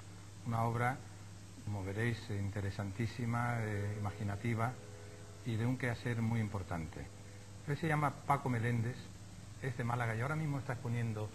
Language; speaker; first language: Spanish; native; Spanish